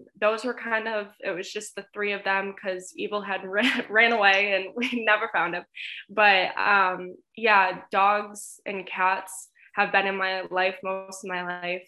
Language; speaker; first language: English; native; English